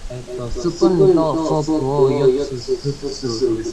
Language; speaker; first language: Japanese; non-native, learner; Filipino